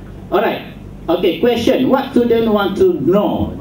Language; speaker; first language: English; non-native, local second language; Malay